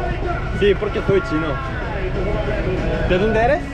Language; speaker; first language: Spanish; non-native, learner; Korean